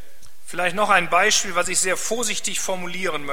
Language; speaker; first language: German; native; German